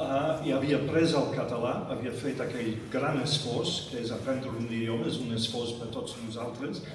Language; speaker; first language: Catalan; non-native, fluent; English